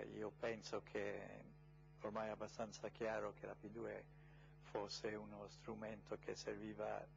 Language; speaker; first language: Italian; non-native, fluent; English